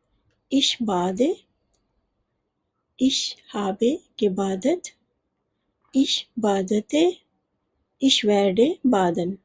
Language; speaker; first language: German; non-native, fluent; Urdu